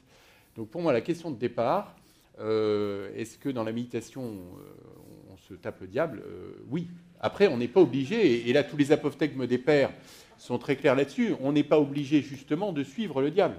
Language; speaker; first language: French; native; French